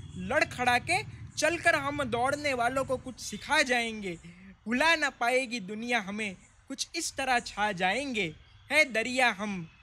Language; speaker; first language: Hindi; non-native, local second language; Gujarati